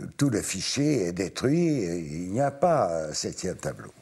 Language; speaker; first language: French; non-native, fluent; Hungarian